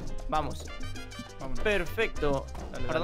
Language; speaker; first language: Spanish; native; Spanish